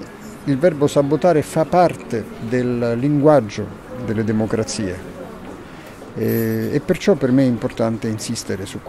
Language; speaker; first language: Italian; native; Italian